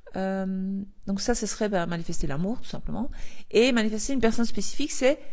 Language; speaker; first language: French; native; French